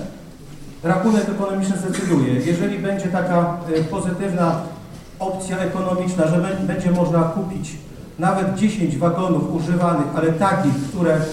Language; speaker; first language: Polish; native; Polish